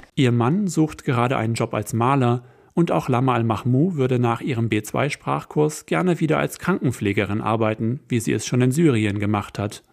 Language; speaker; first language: German; native; German